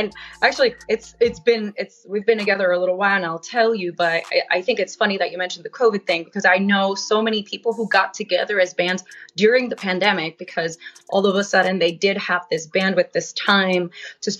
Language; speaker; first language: English; non-native, fluent; French